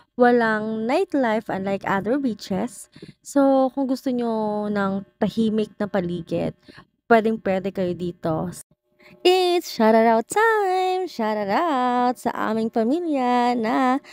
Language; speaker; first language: Filipino; non-native, local second language; Bikol